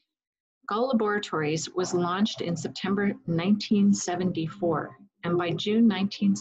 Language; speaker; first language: English; native; English